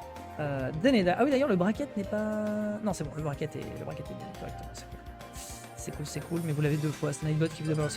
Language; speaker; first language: French; native; French